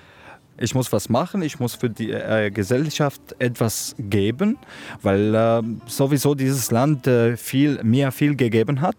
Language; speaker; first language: German; non-native, fluent; Arabic